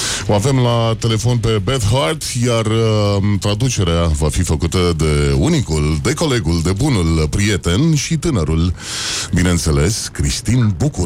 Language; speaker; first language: Romanian; native; Romanian